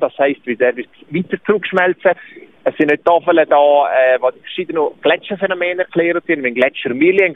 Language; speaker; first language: German; native; German